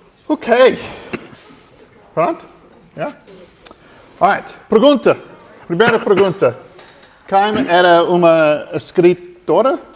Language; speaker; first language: Portuguese; non-native, learner; English